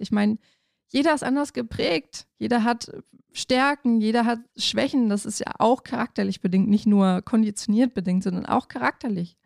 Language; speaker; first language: German; native; German